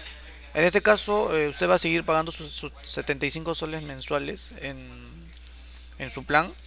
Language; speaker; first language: Spanish; native; Spanish